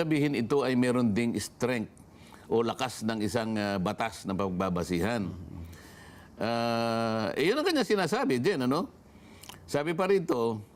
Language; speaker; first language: Filipino; native; Filipino